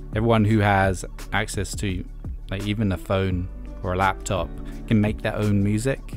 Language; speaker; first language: English; native; English